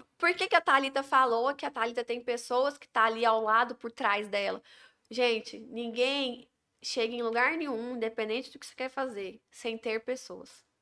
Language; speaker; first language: Portuguese; native; Portuguese